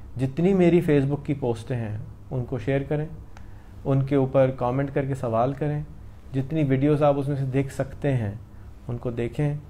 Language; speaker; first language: Urdu; native; Urdu